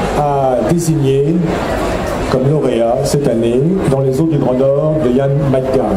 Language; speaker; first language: French; native; French